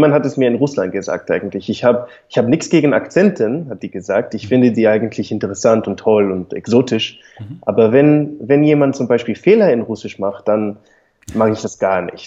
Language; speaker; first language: German; non-native, fluent; English